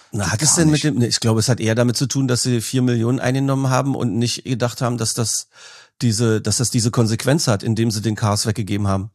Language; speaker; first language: German; native; German